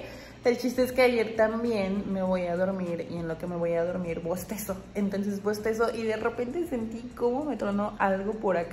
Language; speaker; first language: Spanish; native; Spanish